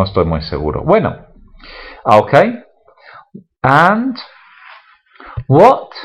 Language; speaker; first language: Spanish; non-native, fluent; English